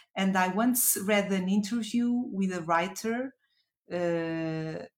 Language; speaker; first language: English; non-native, fluent; Portuguese